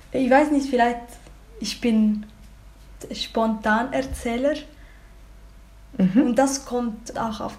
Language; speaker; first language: German; non-native, learner; Arabic